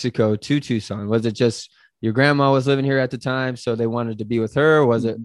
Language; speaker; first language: English; native; English